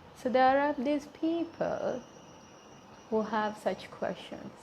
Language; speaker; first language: English; non-native, local second language; Sinhala